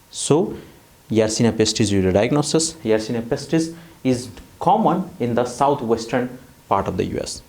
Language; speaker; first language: English; non-native, fluent; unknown